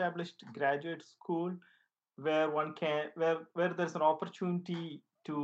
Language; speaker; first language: English; non-native, local second language; Malayalam